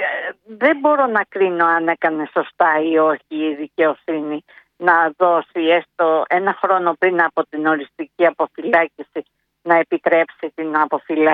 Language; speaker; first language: Greek; native; Greek